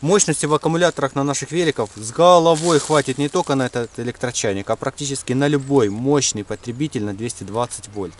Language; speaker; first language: Russian; native; Russian